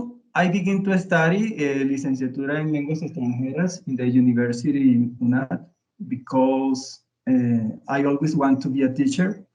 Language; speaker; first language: English; non-native, learner; Spanish